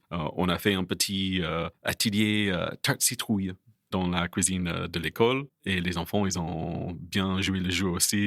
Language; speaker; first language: French; non-native, fluent; English